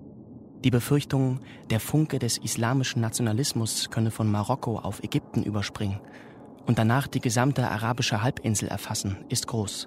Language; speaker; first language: German; native; German